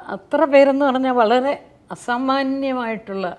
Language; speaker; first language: Malayalam; native; Malayalam